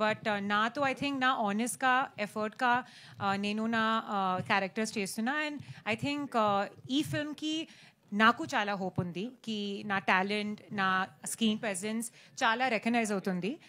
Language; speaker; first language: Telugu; non-native, learner; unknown